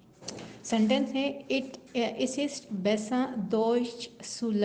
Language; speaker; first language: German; non-native, learner; Urdu